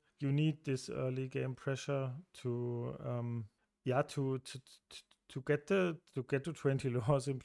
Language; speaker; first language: English; non-native, fluent; German